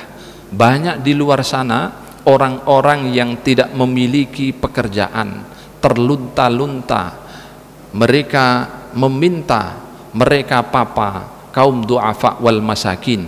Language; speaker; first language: Indonesian; native; Indonesian